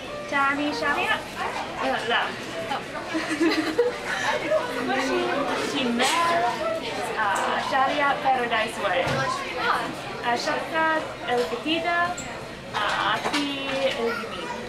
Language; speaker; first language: Arabic; non-native, learner; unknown